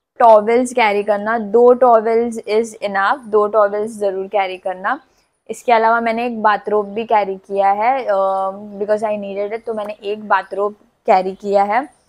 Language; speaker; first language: Hindi; non-native, local second language; Tulu